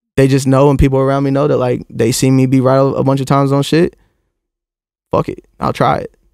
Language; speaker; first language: English; native; English